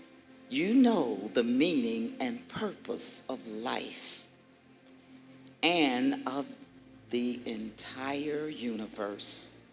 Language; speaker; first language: English; native; English